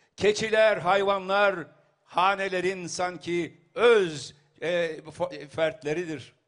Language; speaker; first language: Turkish; native; Turkish